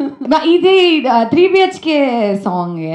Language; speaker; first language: Telugu; non-native, learner; Kannada